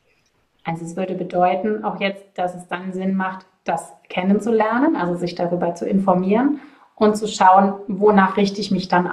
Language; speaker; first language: German; native; German